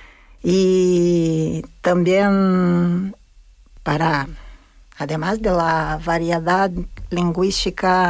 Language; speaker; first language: Spanish; non-native, fluent; Portuguese